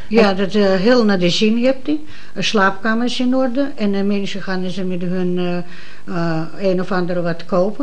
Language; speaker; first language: Dutch; non-native, learner; Russian